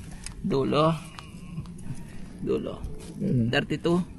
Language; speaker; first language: Filipino; native; Filipino